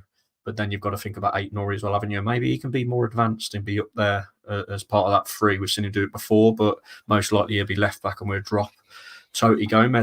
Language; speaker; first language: English; native; English